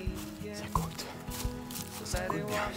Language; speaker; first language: French; native; French